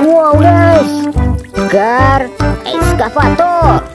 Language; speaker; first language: English; non-native, learner; Indonesian